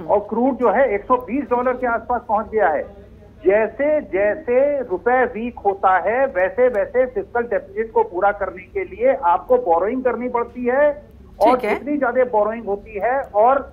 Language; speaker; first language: Hindi; native; Hindi